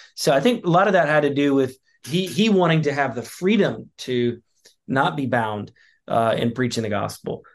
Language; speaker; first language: English; native; English